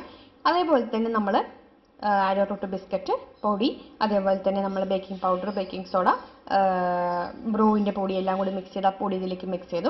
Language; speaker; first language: Malayalam; native; Malayalam